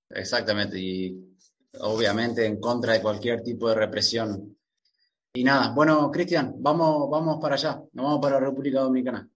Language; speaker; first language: Spanish; native; Spanish